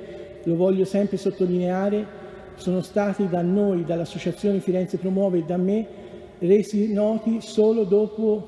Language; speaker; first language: Italian; native; Italian